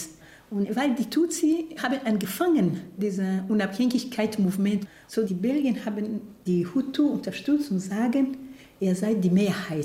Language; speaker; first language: German; non-native, fluent; Kinyarwanda